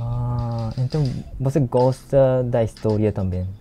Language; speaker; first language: Portuguese; non-native, learner; Japanese